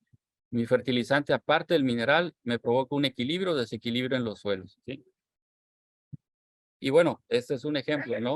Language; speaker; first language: Spanish; native; Spanish